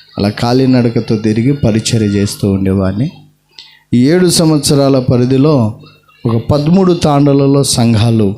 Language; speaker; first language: Telugu; non-native, local second language; Lambadi